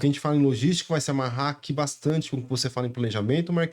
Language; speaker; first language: Portuguese; native; Portuguese